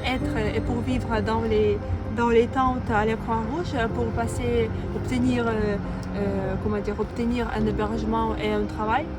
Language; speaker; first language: French; non-native, fluent; Russian